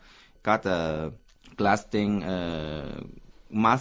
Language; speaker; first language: Portuguese; non-native, fluent; Chinese